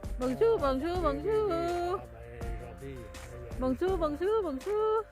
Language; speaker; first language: French; non-native, learner; Thai